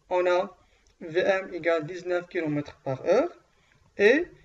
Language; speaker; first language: French; non-native, local second language; Arabic